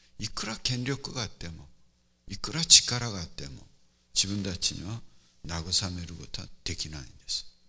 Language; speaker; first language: Japanese; non-native, fluent; Korean